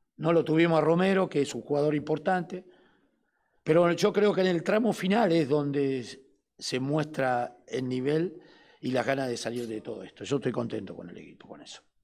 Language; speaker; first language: Spanish; native; Spanish